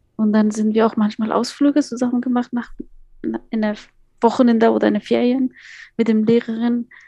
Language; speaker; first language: German; non-native, fluent; Persian